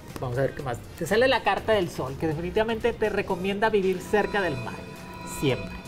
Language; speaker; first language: Spanish; native; Spanish